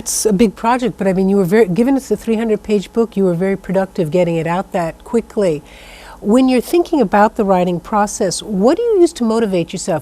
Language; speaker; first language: English; native; English